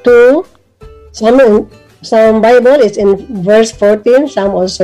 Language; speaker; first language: English; non-native, local second language; Cebuano